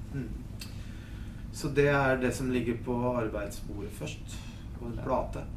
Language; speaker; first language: Norwegian; early bilingual, other home language; Spanish